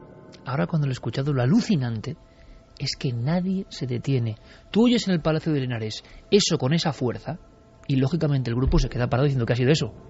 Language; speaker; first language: Spanish; native; Spanish